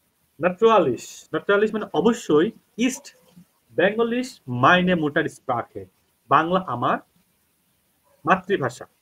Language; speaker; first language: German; non-native, fluent; Bangla